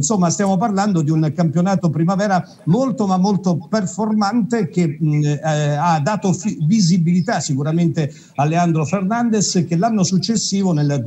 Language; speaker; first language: Italian; native; Italian